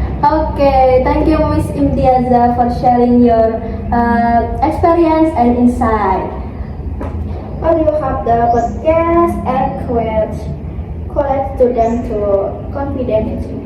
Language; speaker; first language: English; non-native, learner; Indonesian